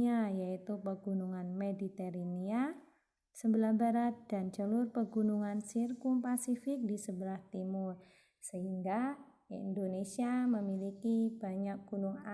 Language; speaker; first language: Indonesian; native; Indonesian